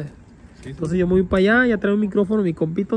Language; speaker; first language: Spanish; native; Spanish